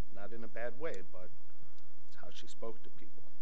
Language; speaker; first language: English; native; English